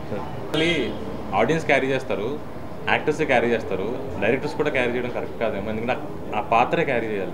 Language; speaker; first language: Telugu; native; Telugu